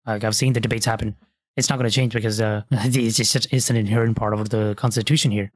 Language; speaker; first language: English; early bilingual, other home language; Hindi